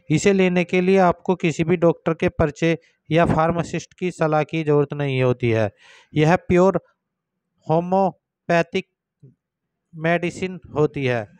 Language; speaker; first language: Hindi; native; Hindi